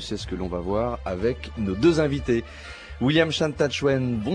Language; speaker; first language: French; native; French